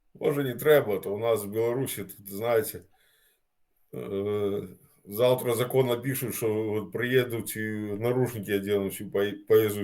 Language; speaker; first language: Ukrainian; non-native, local second language; Russian